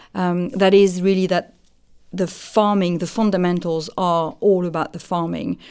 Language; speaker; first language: English; non-native, fluent; French